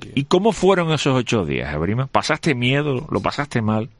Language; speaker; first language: Spanish; native; Spanish